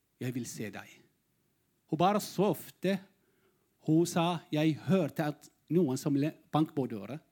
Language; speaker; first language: Norwegian; non-native, learner; Arabic